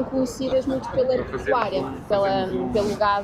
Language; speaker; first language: Portuguese; native; Portuguese